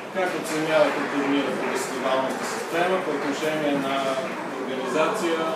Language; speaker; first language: Bulgarian; native; Bulgarian